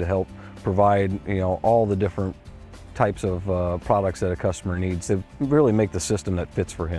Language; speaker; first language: English; native; English